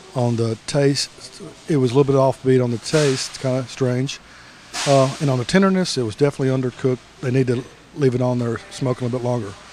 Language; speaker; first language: English; native; English